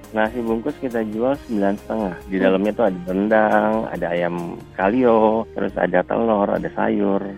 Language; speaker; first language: Indonesian; native; Indonesian